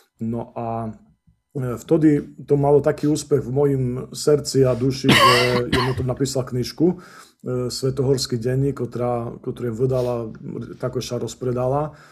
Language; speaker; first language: Slovak; non-native, local second language; Rusyn